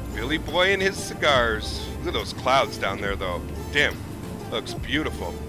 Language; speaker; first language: English; native; English